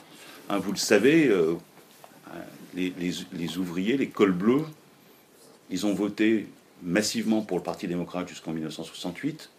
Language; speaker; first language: French; native; French